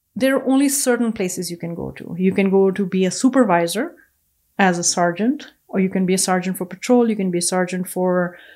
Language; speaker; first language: English; non-native, local second language; Punjabi